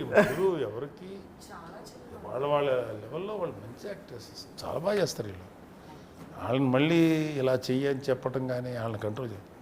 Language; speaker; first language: Telugu; native; Telugu